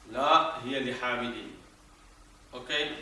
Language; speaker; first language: Arabic; non-native, fluent; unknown